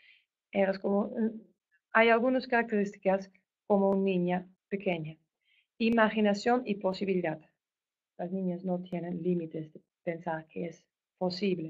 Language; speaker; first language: Spanish; non-native, fluent; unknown